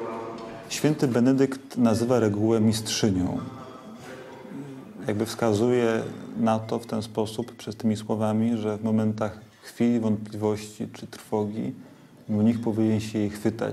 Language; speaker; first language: Polish; native; Polish